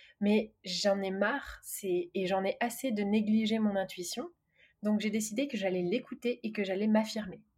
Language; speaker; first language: French; native; French